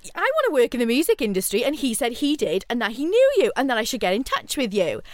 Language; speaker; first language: English; native; English